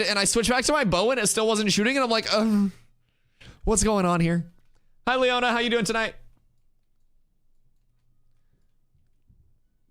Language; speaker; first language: English; native; English